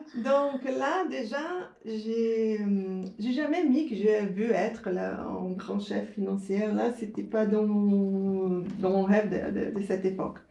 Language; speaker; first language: French; non-native, fluent; Portuguese